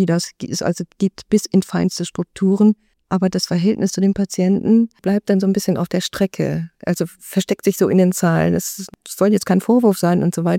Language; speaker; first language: German; native; German